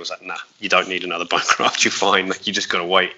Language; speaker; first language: English; native; English